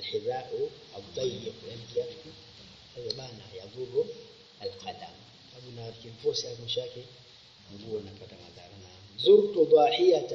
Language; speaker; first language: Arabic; non-native, fluent; Swahili